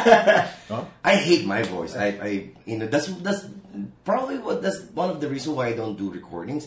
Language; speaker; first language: English; non-native, local second language; Filipino